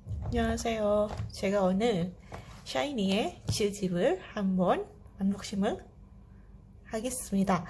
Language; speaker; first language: Korean; non-native, fluent; Indonesian